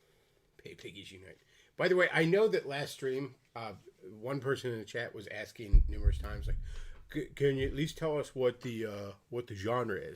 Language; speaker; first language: English; native; English